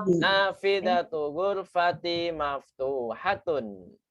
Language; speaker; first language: Arabic; non-native, fluent; Indonesian